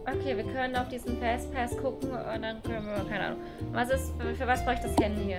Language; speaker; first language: German; native; German